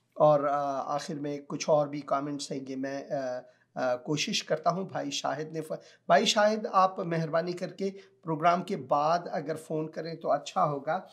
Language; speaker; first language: Urdu; non-native, local second language; Punjabi